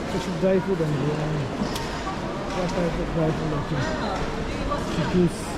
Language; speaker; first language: English; non-native, local second language; Bangla